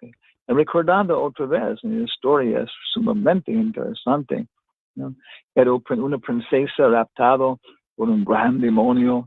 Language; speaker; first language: Spanish; non-native, fluent; English